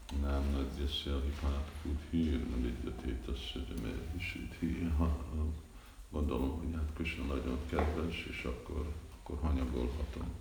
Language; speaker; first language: Hungarian; early bilingual, heritage; Hungarian